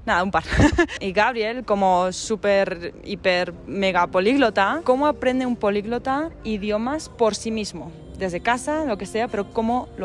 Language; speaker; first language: Spanish; native; Spanish